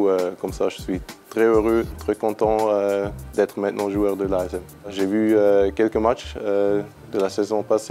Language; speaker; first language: French; non-native, learner; German